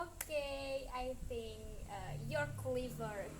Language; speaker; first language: English; non-native, learner; Indonesian